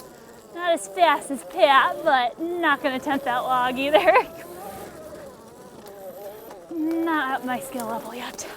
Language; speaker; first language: English; native; English